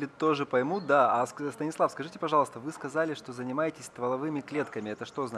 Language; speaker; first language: Russian; native; Russian